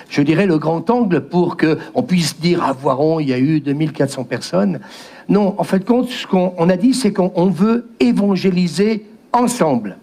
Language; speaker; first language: French; native; French